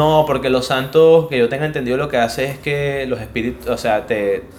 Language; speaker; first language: Spanish; native; Spanish